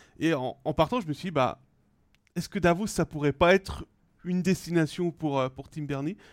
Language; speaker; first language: French; native; French